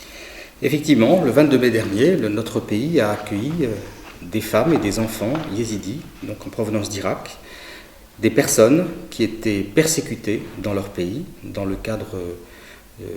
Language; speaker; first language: French; native; French